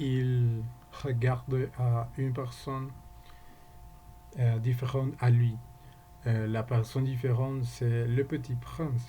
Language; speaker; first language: French; non-native, learner; Spanish